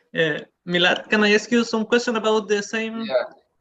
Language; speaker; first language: English; non-native, fluent; Spanish